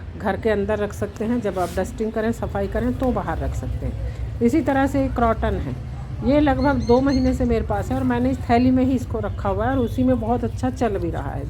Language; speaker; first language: Hindi; native; Hindi